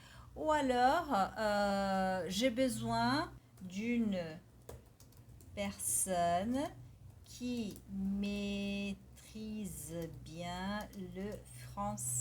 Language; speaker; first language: French; non-native, fluent; Portuguese